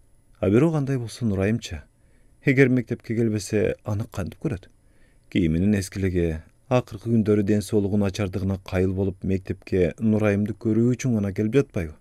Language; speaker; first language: Kyrgyz; native; Kyrgyz